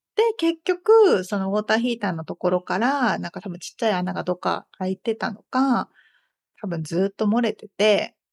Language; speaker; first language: Japanese; native; Japanese